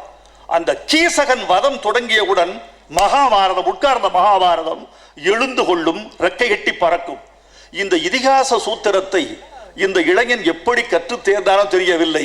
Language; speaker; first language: Tamil; native; Tamil